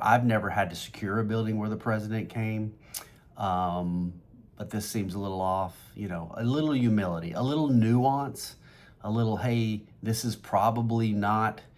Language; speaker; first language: English; native; English